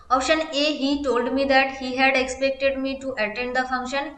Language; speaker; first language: English; non-native, local second language; Bangla